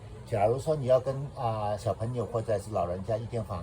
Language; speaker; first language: Chinese; native; Chinese